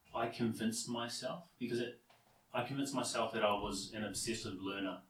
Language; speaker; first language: English; native; English